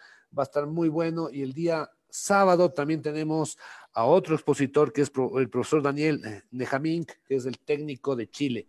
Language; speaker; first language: Spanish; native; Spanish